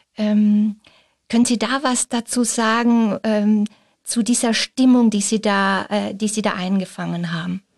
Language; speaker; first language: German; native; German